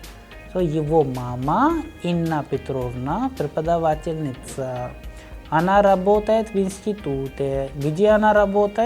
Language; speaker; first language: Russian; non-native, fluent; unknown